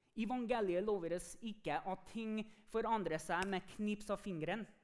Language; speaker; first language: Norwegian; non-native, fluent; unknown